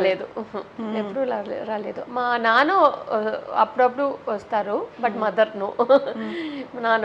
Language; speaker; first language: Telugu; non-native, local second language; Tamil